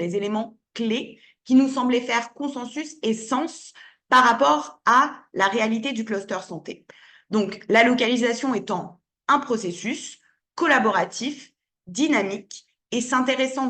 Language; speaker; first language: French; native; French